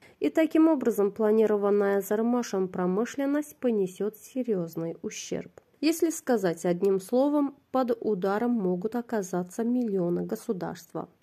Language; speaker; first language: Russian; non-native, local second language; Azerbaijani